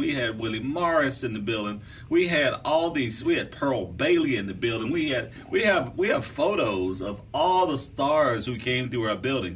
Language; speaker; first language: English; native; English